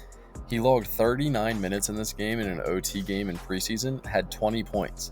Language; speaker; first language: English; native; English